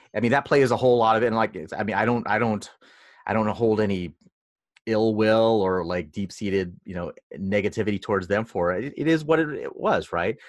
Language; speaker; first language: English; early bilingual, other home language; Filipino